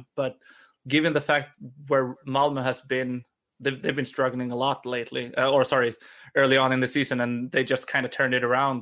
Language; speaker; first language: English; non-native, fluent; Swedish